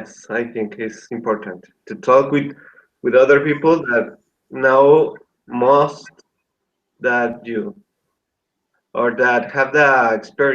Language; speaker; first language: English; non-native, learner; Spanish